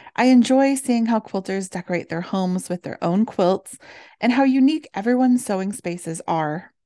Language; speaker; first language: English; native; English